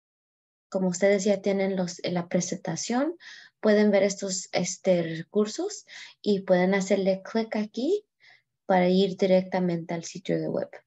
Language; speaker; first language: Spanish; early bilingual, heritage; Spanish